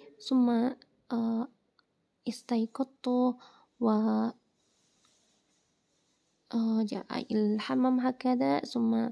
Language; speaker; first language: Arabic; non-native, learner; Indonesian